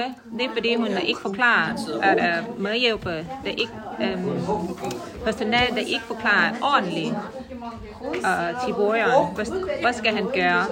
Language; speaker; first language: Danish; non-native, learner; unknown